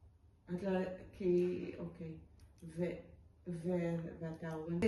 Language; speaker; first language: Hebrew; native; Hebrew